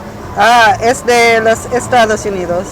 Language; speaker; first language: Spanish; non-native, learner; English